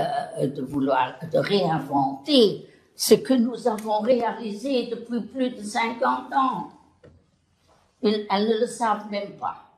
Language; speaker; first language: French; non-native, local second language; Luxembourgish